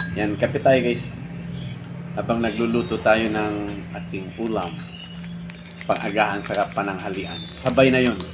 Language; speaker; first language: Filipino; non-native, local second language; Iloko